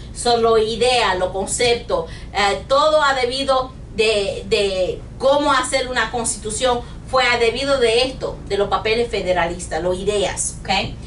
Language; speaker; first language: Spanish; non-native, learner; English